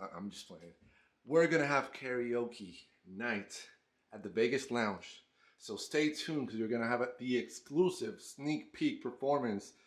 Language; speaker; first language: English; non-native, fluent; Spanish